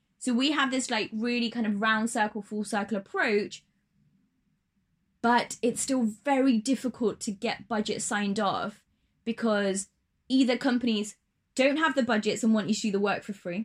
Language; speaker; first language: English; native; English